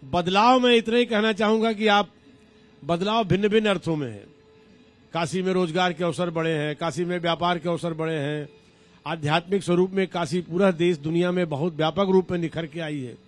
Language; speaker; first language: Hindi; native; Hindi